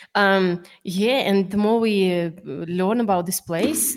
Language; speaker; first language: English; non-native, fluent; Russian